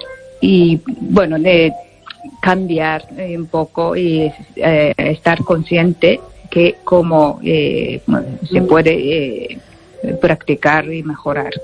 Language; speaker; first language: Spanish; non-native, fluent; Japanese